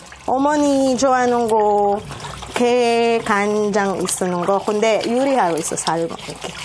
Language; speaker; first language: Korean; non-native, learner; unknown